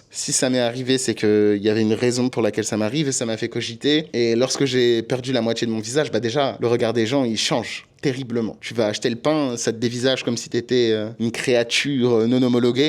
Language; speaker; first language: French; native; French